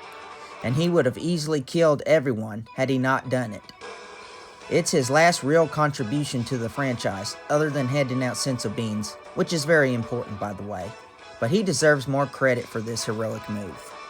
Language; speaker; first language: English; native; English